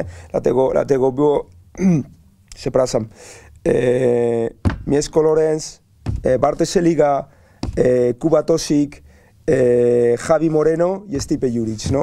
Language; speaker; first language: Polish; non-native, learner; Spanish